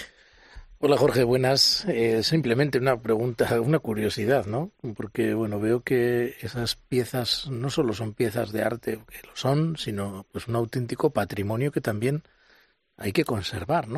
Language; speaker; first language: Spanish; native; Spanish